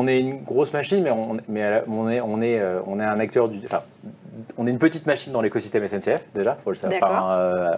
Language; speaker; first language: French; native; French